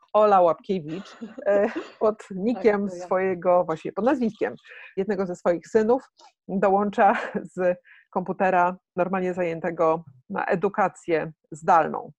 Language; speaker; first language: Polish; native; Polish